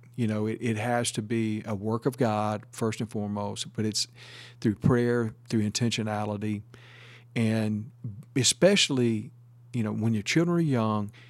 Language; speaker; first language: English; native; English